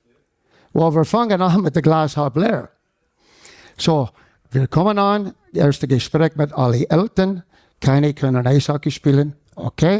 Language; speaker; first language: German; non-native, fluent; English